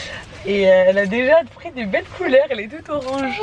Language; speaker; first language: French; native; French